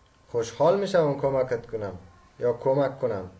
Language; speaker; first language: Persian; native; Persian